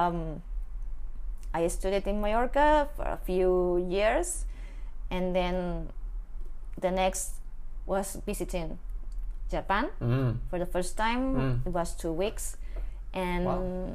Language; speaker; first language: English; non-native, learner; Spanish